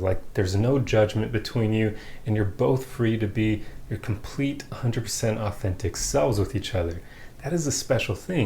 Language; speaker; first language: English; native; English